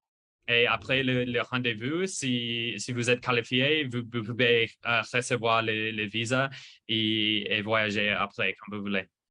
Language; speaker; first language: French; non-native, fluent; English